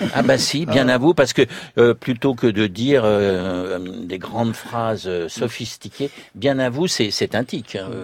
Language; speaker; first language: French; native; French